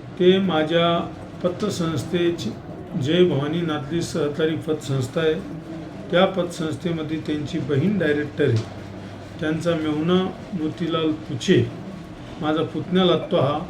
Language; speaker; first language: Marathi; native; Marathi